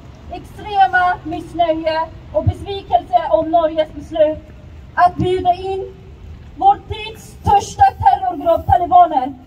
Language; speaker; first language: Swedish; early bilingual, other home language; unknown